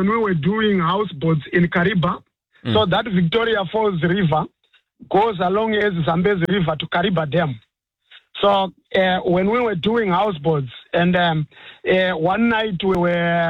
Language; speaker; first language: English; non-native, local second language; Shona